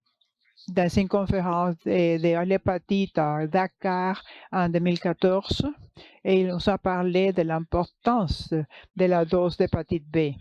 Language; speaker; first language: French; non-native, learner; English